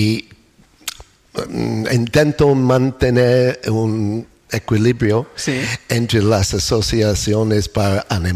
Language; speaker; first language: Spanish; non-native, learner; English